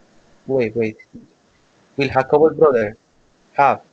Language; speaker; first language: English; non-native, learner; Spanish